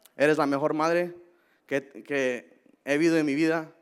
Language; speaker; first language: Spanish; early bilingual, heritage; Spanish